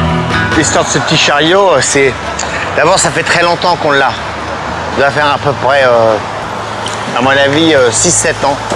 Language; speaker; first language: French; native; French